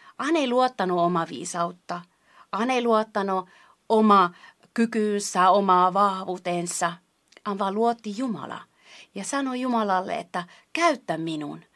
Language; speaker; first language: Finnish; non-native, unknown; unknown